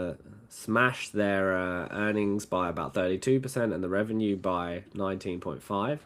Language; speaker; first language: English; native; English